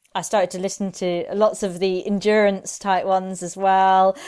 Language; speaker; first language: English; native; English